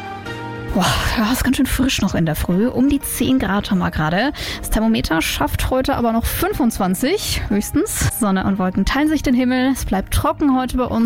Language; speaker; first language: German; native; German